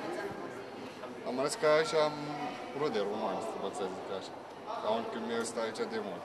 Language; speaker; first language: Romanian; non-native, learner; Arabic